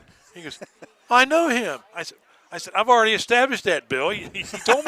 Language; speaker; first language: English; native; English